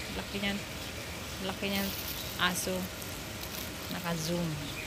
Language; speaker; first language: Filipino; native; Filipino